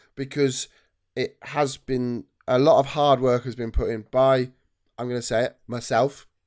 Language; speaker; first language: English; native; English